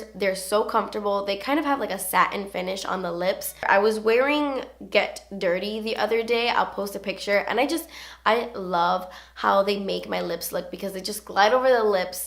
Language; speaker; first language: English; native; English